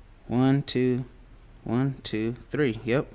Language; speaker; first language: English; native; English